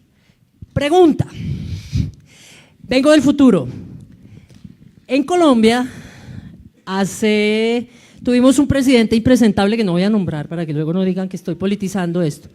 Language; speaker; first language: Spanish; native; Spanish